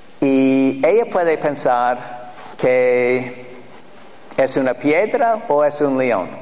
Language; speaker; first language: Spanish; non-native, fluent; English